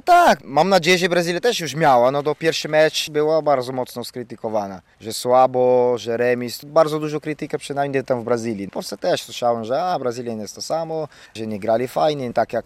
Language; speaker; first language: Polish; non-native, fluent; Portuguese